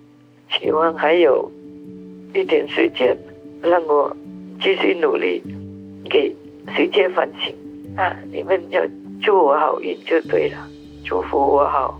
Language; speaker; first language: Chinese; non-native, fluent; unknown